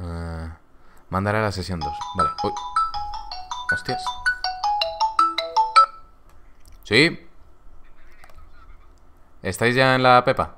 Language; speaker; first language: Spanish; native; Spanish